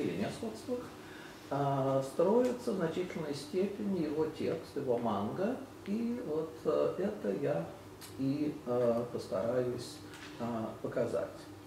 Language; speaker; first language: Russian; native; Russian